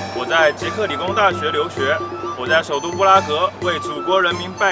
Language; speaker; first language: Chinese; native; Chinese